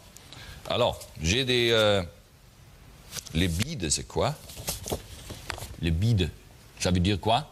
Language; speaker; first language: French; non-native, learner; German